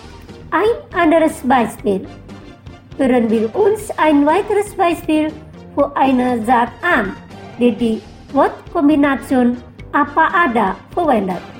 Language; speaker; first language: German; non-native, fluent; Indonesian